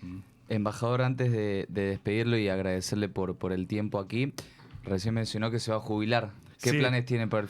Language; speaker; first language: Spanish; native; Spanish